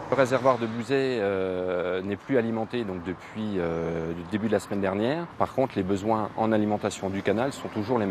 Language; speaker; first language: French; native; French